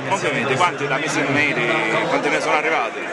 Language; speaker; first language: Italian; native; Italian